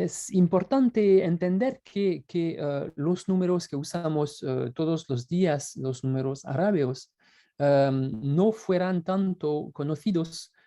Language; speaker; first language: Spanish; non-native, fluent; French